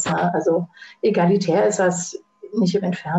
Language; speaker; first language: German; native; German